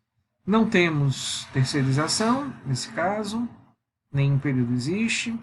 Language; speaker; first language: Portuguese; native; Portuguese